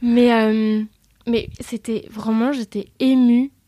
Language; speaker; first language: French; early bilingual, other home language; Vietnamese